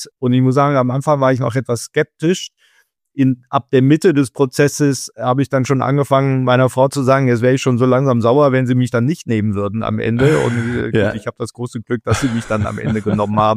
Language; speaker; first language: German; native; German